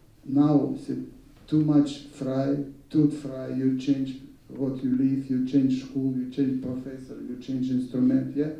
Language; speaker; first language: English; non-native, learner; Russian